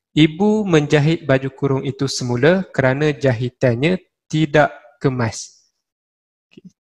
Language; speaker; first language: Malay; native; Malay